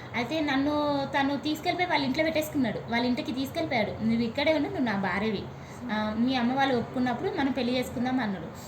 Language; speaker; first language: Telugu; native; Telugu